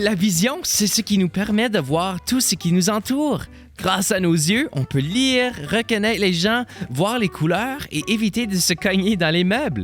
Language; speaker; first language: French; native; French